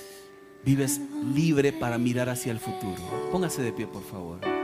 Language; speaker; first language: Spanish; native; Spanish